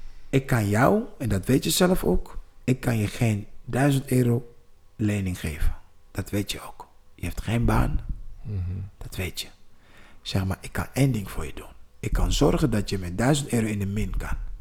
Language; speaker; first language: Dutch; non-native, fluent; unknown